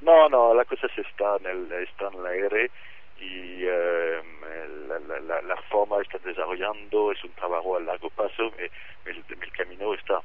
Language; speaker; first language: Spanish; non-native, fluent; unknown